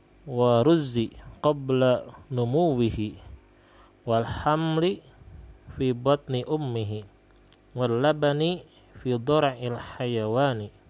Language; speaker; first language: Arabic; non-native, fluent; Indonesian